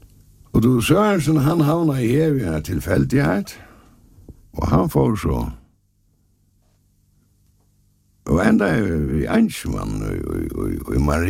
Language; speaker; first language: Danish; non-native, local second language; Faroese